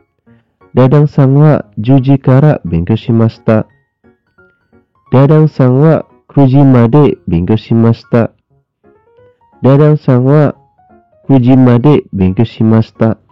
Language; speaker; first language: Japanese; non-native, learner; Indonesian